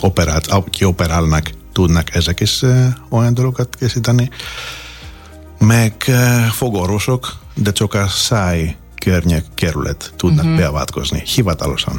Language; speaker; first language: Hungarian; non-native, fluent; Greek